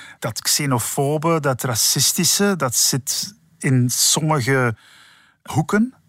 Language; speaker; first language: Dutch; native; Dutch